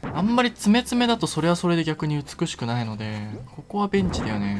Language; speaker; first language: Japanese; native; Japanese